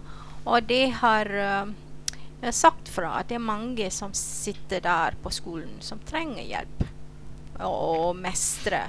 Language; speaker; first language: Norwegian; non-native, fluent; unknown